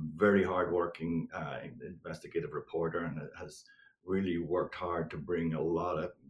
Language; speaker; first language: English; native; English